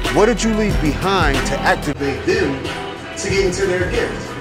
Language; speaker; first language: English; native; English